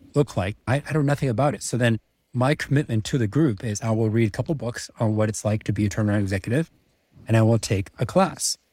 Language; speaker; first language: English; early bilingual, other home language; Czech